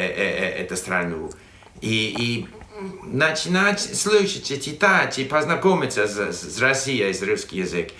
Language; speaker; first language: Russian; non-native, fluent; English